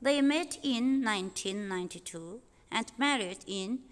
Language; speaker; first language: English; non-native, fluent; Azerbaijani